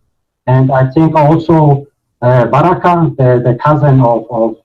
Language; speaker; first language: English; non-native, learner; Bosnian